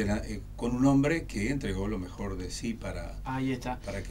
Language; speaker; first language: Spanish; native; Spanish